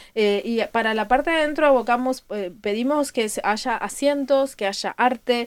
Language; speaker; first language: Spanish; native; Spanish